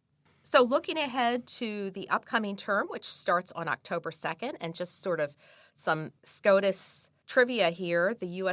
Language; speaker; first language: English; native; English